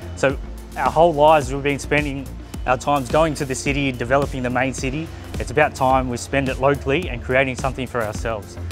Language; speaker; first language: English; native; English